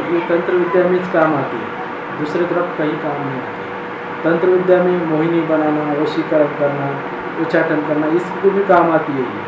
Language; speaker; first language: Hindi; non-native, local second language; Marathi